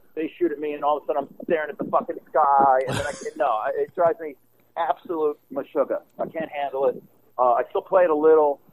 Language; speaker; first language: English; native; English